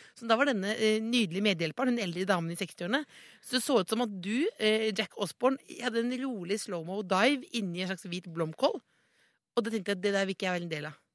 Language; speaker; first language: Norwegian; native; Norwegian